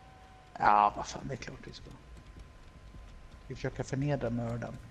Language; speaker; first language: Swedish; native; Swedish